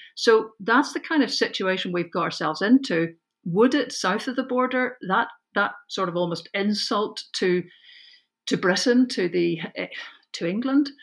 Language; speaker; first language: English; native; English